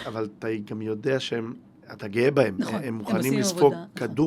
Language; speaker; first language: Hebrew; native; Hebrew